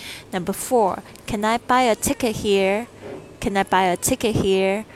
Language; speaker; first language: English; non-native, fluent; Chinese